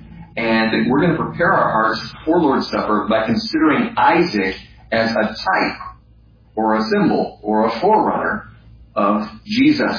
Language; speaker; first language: English; native; English